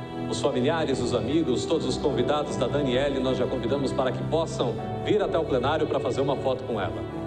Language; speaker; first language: Portuguese; native; Portuguese